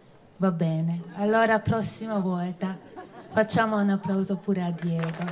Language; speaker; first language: Italian; non-native, fluent; Hungarian